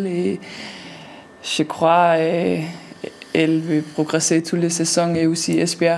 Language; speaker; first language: French; non-native, learner; Danish